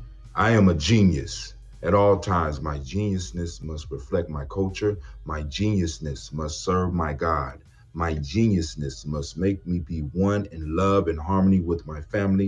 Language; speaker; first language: English; native; English